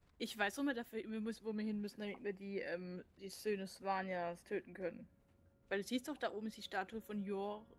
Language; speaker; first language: German; native; German